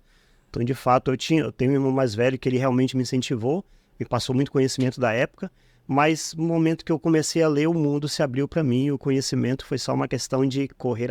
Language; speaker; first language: Portuguese; native; Portuguese